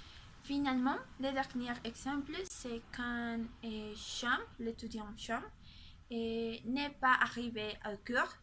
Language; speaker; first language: French; non-native, learner; Spanish